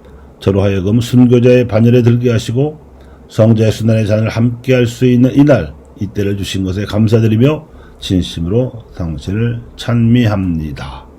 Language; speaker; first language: Korean; native; Korean